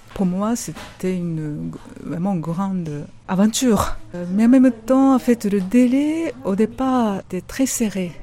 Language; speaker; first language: French; non-native, fluent; Japanese